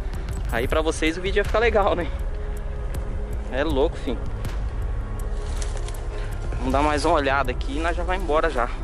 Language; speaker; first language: Portuguese; native; Portuguese